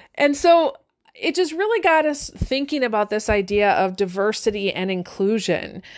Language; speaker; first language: English; native; English